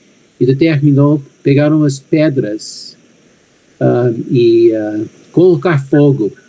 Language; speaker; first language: Portuguese; non-native, fluent; English